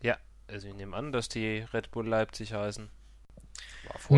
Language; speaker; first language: German; native; German